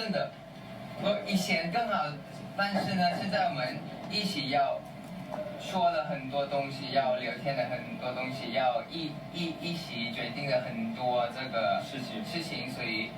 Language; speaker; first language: Chinese; non-native, learner; Thai